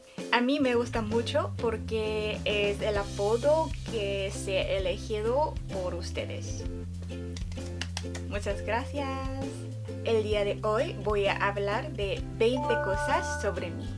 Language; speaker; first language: Spanish; non-native, fluent; Korean